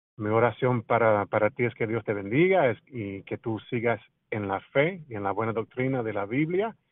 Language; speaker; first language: Spanish; non-native, fluent; English